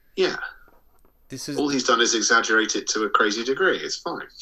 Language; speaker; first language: English; native; English